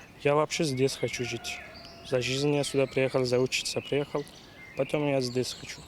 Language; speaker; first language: Russian; non-native, learner; Turkish